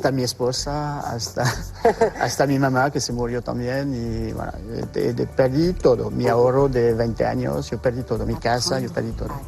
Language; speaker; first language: Spanish; non-native, fluent; French